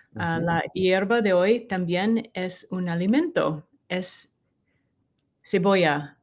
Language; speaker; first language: Spanish; non-native, learner; English